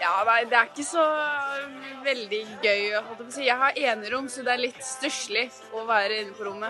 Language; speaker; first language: Norwegian; native; Norwegian